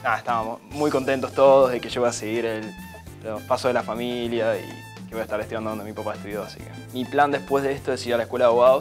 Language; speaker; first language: Spanish; native; Spanish